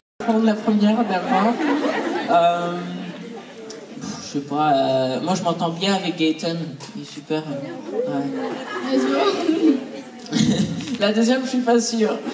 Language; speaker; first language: French; early bilingual, heritage; English